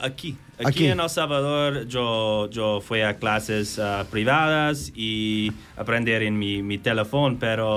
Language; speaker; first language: Spanish; non-native, learner; English